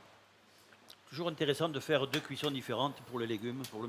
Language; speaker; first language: French; native; French